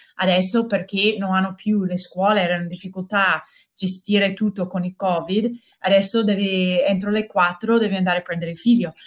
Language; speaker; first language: Italian; non-native, fluent; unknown